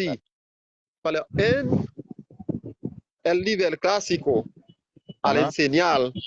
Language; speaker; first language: Spanish; non-native, fluent; Haitian Creole